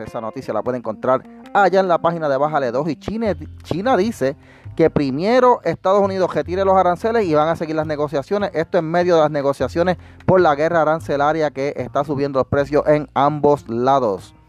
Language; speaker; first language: Spanish; native; Spanish